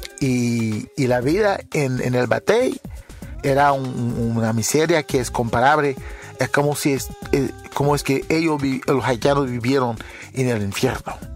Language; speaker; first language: Spanish; non-native, fluent; Haitian Creole